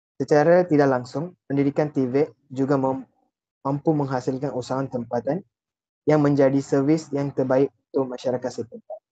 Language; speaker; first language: Malay; non-native, local second language; Tamil